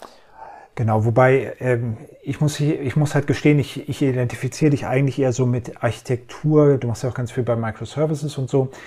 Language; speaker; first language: German; native; German